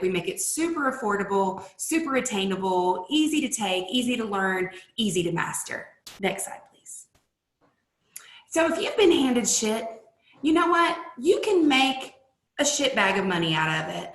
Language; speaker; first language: English; native; English